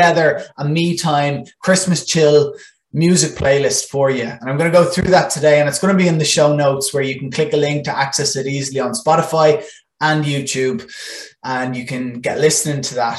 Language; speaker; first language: English; non-native, local second language; Irish